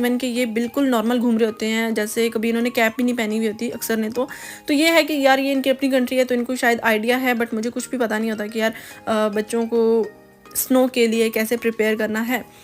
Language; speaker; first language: Urdu; native; Urdu